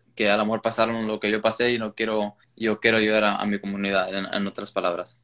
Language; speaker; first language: Spanish; early bilingual, heritage; Spanish